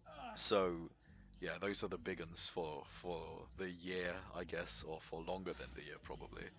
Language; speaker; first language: English; non-native, fluent; German